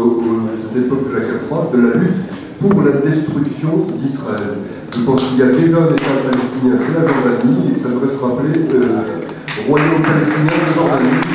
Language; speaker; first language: French; native; French